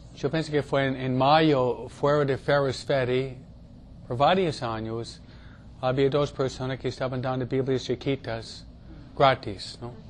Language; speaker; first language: Spanish; non-native, fluent; English